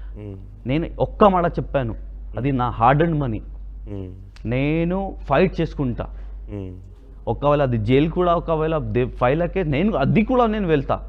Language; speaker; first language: Telugu; non-native, local second language; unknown